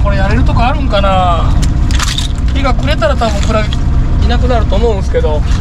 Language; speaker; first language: Japanese; native; Japanese